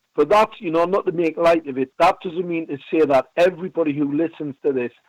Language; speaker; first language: English; native; English